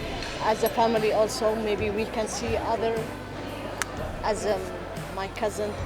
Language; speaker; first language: English; non-native, learner; Arabic